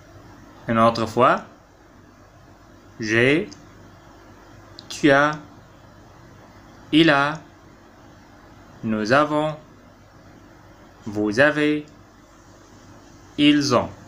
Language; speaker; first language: French; non-native, fluent; Arabic